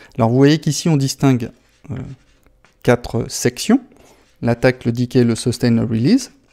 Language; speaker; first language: French; native; French